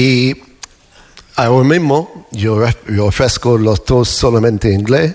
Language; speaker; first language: Spanish; non-native, fluent; English